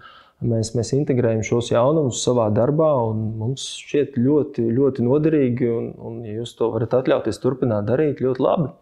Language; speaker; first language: Latvian; native; Latvian